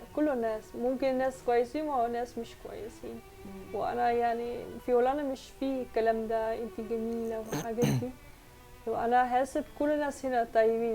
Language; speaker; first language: Arabic; non-native, learner; Dutch